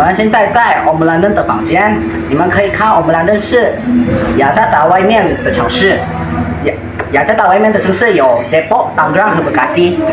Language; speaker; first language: Chinese; non-native, learner; Indonesian